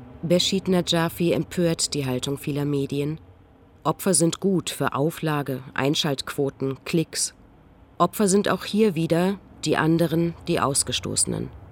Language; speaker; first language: German; native; German